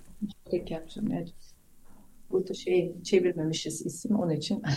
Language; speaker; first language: Turkish; non-native, fluent; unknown